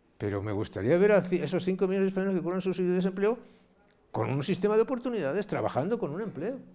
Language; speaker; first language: Spanish; native; Spanish